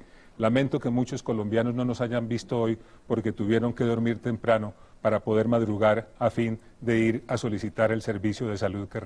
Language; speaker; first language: Spanish; native; Spanish